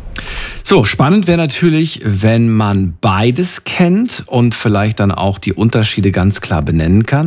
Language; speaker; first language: German; native; German